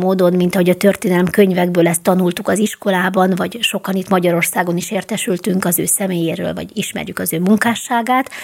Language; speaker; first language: Hungarian; native; Hungarian